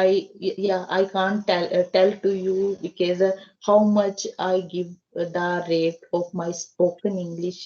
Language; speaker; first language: English; non-native, learner; Hindi